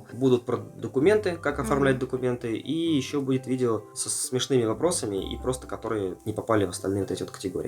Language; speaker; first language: Russian; native; Russian